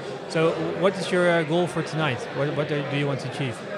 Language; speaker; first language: English; non-native, fluent; Dutch